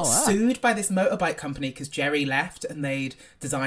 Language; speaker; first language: English; native; English